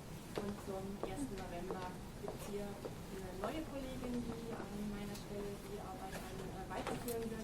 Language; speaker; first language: German; native; German